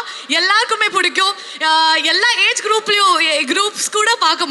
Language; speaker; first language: Tamil; non-native, learner; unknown